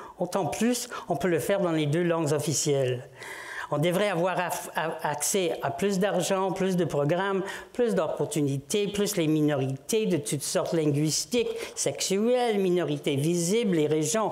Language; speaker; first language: French; non-native, fluent; English